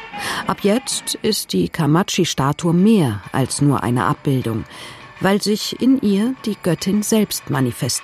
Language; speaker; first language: German; native; German